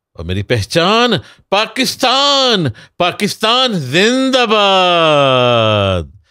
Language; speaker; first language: Urdu; non-native, local second language; Punjabi